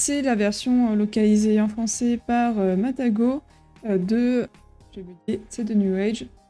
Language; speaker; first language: French; native; French